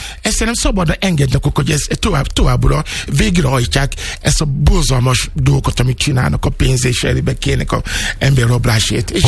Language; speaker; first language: Hungarian; non-native, fluent; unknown